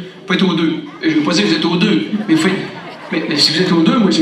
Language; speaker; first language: French; native; French